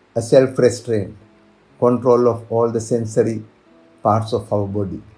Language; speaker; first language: English; non-native, local second language; Sinhala